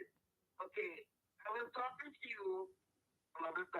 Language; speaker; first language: English; non-native, learner; Portuguese